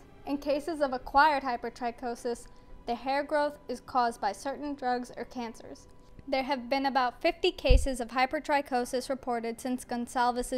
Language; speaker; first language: English; native; English